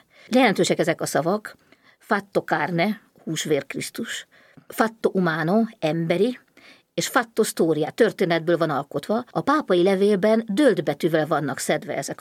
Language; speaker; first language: Hungarian; native; Hungarian